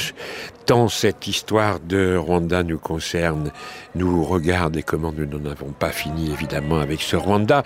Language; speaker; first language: French; native; French